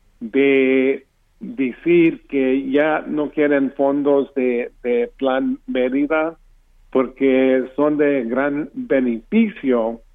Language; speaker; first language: Spanish; early bilingual, heritage; English